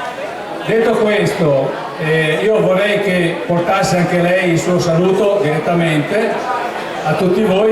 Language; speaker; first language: Italian; native; Italian